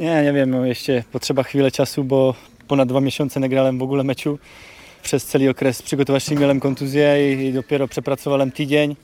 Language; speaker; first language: Polish; non-native, fluent; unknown